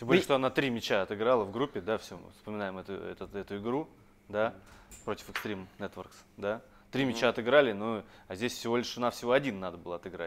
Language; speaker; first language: Russian; native; Russian